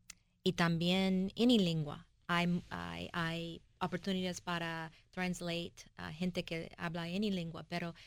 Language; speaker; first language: Spanish; early bilingual, heritage; English